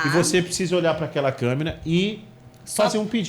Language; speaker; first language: Portuguese; native; Portuguese